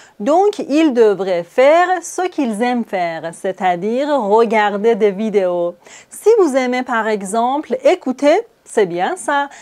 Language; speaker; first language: French; non-native, fluent; Persian